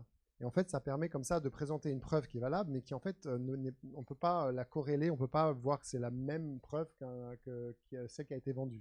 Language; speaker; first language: French; native; French